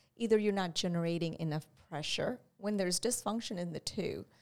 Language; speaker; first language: English; non-native, local second language; Gujarati